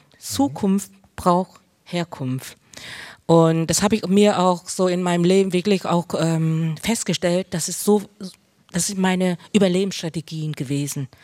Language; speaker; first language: German; early bilingual, other home language; Vietnamese